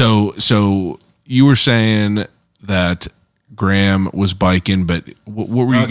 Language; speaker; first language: English; native; English